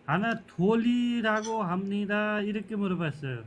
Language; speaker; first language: Korean; non-native, learner; Nepali